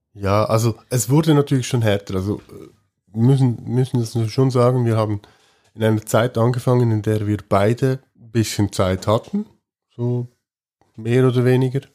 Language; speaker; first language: German; native; German